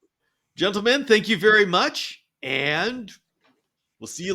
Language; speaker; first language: English; native; English